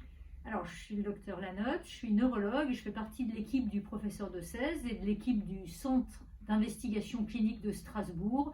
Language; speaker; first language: French; native; French